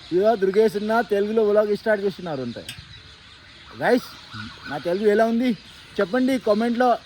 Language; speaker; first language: Telugu; non-native, local second language; Hindi